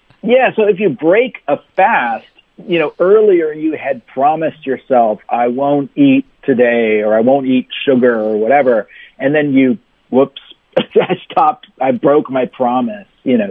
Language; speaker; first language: English; native; English